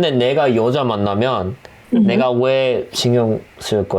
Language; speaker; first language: Korean; non-native, fluent; English